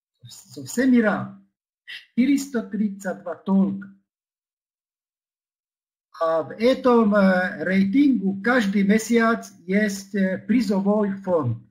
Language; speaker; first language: Russian; non-native, fluent; Czech